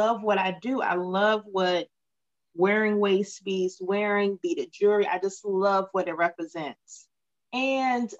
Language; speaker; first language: English; native; English